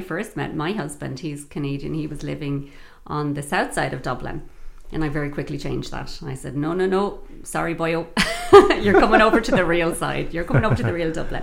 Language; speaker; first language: English; native; English